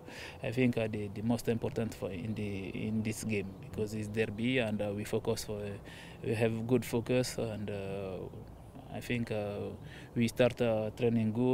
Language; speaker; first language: English; non-native, learner; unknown